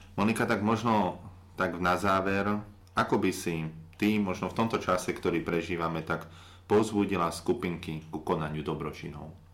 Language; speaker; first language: Slovak; native; Slovak